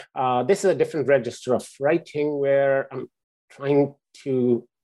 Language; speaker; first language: English; non-native, local second language; Urdu